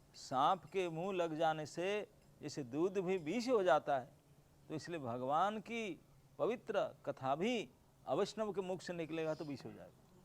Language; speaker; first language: Hindi; non-native, local second language; Bangla